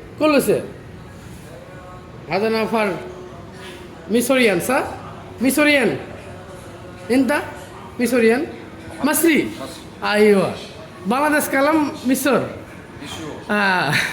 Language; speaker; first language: Arabic; non-native, learner; Bangla